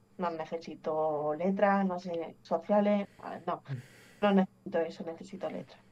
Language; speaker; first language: Spanish; early bilingual, other home language; English